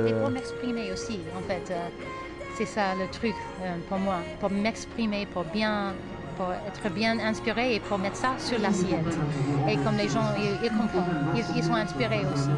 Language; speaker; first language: French; non-native, fluent; English